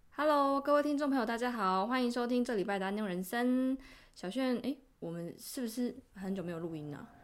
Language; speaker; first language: Chinese; native; Chinese